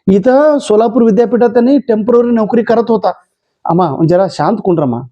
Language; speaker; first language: Marathi; non-native, local second language; Kannada